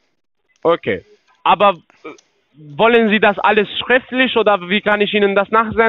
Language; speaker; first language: German; non-native, learner; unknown